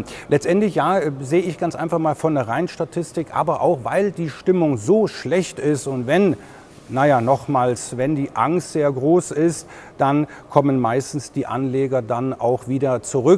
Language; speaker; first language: German; native; German